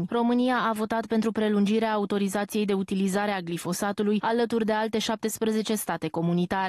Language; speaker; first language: Romanian; native; Romanian